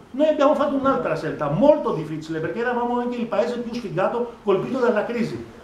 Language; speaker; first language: Italian; non-native, fluent; Greek